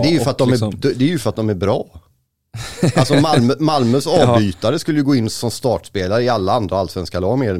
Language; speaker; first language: Swedish; native; Swedish